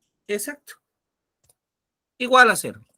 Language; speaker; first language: Spanish; native; Spanish